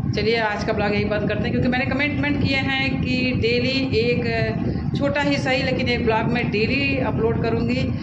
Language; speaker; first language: Hindi; native; Hindi